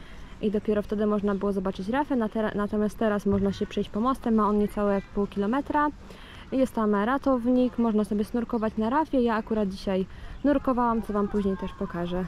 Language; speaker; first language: Polish; native; Polish